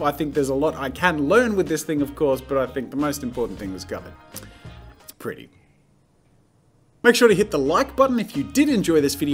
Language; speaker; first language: English; native; English